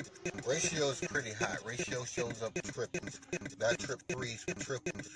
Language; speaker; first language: English; native; English